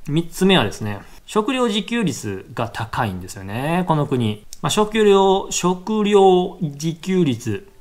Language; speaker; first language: Japanese; native; Japanese